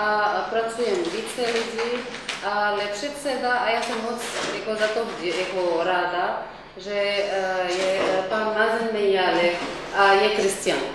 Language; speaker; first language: Czech; non-native, fluent; Arabic